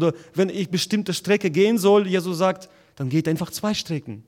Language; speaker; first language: German; non-native, fluent; Russian